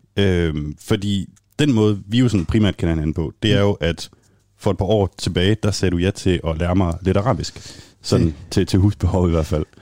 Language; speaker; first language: Danish; native; Danish